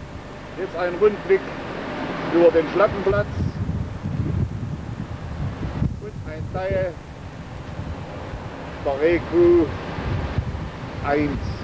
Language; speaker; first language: German; native; German